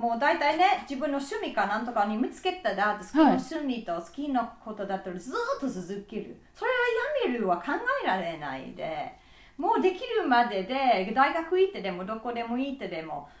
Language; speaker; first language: Japanese; non-native, learner; English